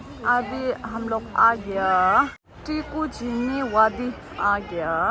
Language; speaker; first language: Hindi; non-native, fluent; Tibetan